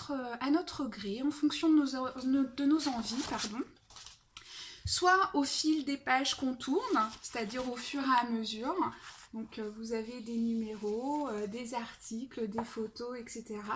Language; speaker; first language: French; native; French